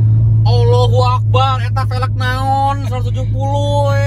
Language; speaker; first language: Indonesian; native; Indonesian